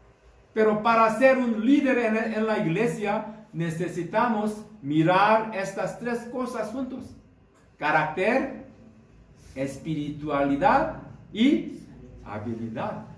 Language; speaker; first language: Spanish; non-native, fluent; Korean